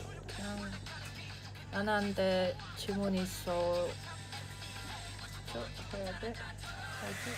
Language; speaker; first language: Korean; non-native, learner; Indonesian